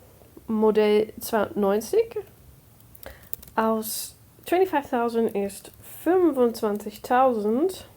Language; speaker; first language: German; non-native, fluent; English